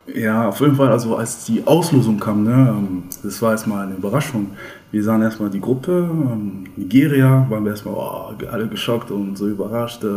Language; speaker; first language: German; early bilingual, other home language; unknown